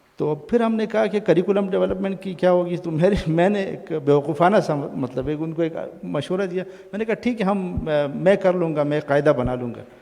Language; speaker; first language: Urdu; non-native, local second language; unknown